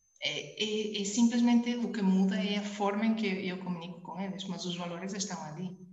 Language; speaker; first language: Portuguese; early bilingual, heritage; Spanish